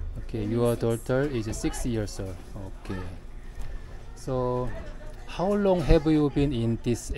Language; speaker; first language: English; non-native, learner; Korean